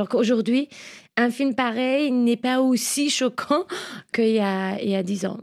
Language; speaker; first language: French; non-native, fluent; Persian